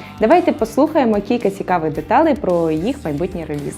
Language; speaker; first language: Ukrainian; native; Ukrainian